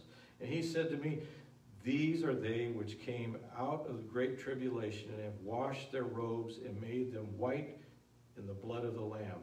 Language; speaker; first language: English; native; English